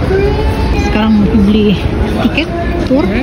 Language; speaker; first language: Indonesian; non-native, local second language; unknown